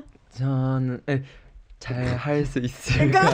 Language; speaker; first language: Korean; non-native, fluent; Japanese